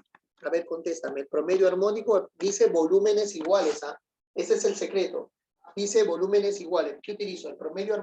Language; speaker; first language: Spanish; native; Spanish